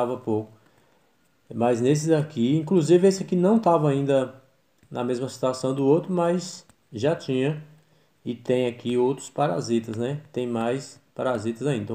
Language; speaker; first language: Portuguese; native; Portuguese